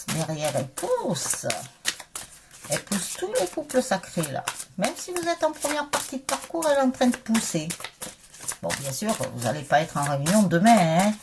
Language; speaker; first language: French; native; French